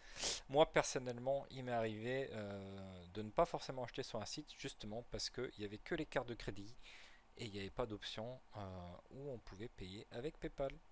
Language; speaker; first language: French; native; French